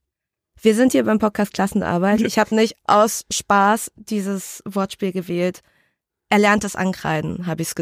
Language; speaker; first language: German; early bilingual, other home language; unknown